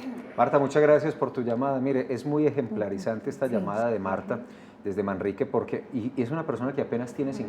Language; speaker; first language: Spanish; native; Spanish